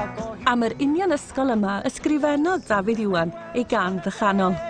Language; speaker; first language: Welsh; native; Welsh